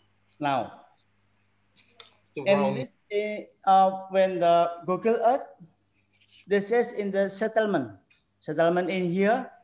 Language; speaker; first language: English; non-native, learner; Indonesian